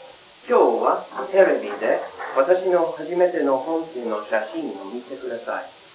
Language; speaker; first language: Japanese; non-native, learner; English